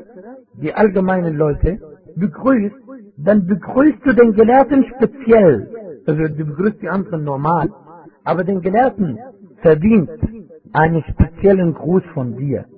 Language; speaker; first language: German; non-native, fluent; Arabic